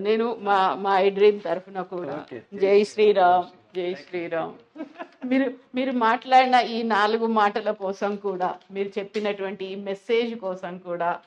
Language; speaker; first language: Telugu; native; Telugu